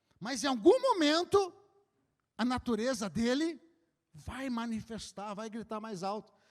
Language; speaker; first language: Portuguese; native; Portuguese